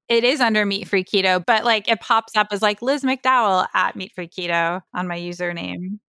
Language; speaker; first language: English; early bilingual, other home language; Polish